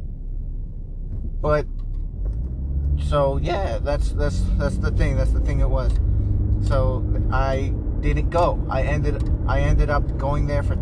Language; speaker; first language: English; native; English